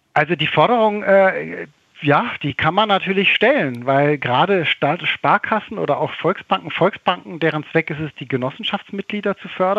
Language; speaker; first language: German; native; German